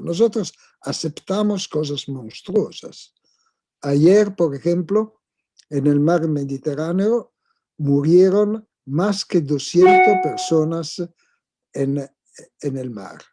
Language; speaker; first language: Spanish; non-native, fluent; Italian